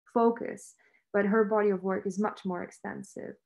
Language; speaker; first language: English; non-native, fluent; Romanian